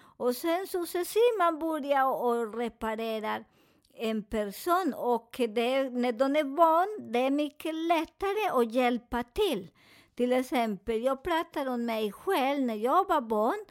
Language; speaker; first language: Swedish; non-native, learner; Spanish